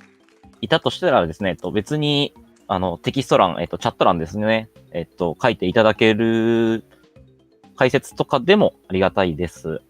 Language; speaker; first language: Japanese; native; Japanese